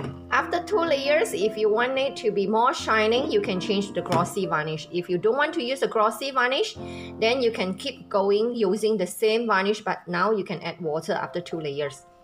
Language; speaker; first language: English; non-native, local second language; Chinese